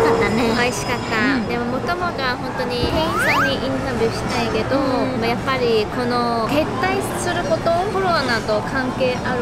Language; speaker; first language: Japanese; non-native, fluent; Chinese